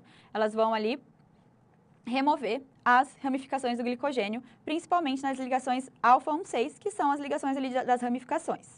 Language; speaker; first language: Portuguese; native; Portuguese